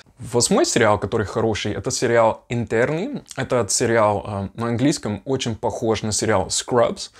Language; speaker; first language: Russian; non-native, fluent; Dutch